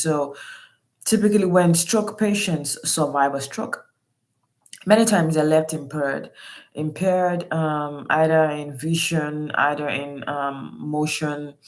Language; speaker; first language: English; non-native, local second language; Yoruba